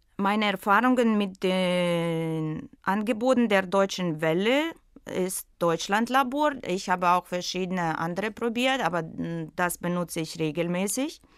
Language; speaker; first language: German; non-native, fluent; Russian